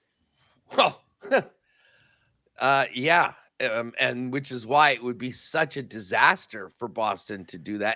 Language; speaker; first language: English; native; English